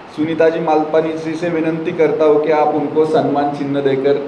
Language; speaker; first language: Hindi; non-native, local second language; Marathi